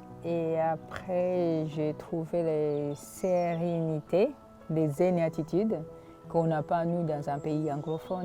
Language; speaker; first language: French; non-native, fluent; Swahili